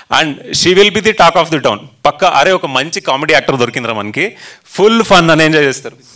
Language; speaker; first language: Telugu; native; Telugu